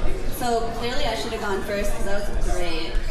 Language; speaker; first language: English; native; English